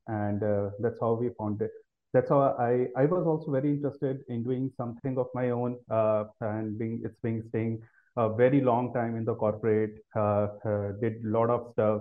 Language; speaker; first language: English; non-native, local second language; Hindi